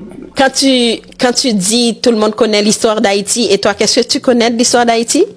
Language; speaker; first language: French; non-native, local second language; Haitian Creole